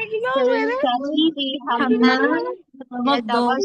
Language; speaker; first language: Arabic; non-native, learner; Urdu